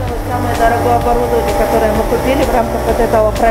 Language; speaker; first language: Russian; non-native, local second language; Kyrgyz